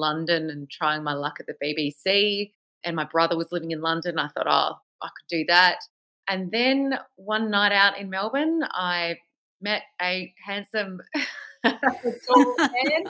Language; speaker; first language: English; native; English